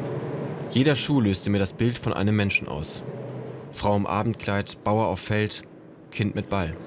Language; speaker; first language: German; native; German